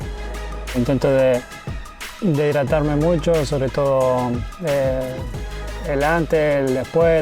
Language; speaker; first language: Spanish; non-native, fluent; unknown